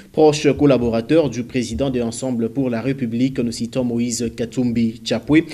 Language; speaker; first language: French; non-native, local second language; Swahili